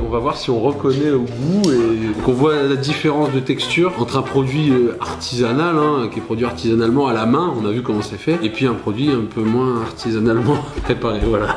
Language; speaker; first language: French; native; French